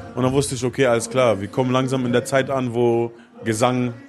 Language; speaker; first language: German; native; German